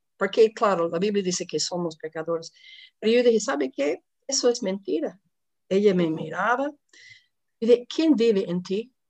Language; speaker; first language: Spanish; non-native, fluent; English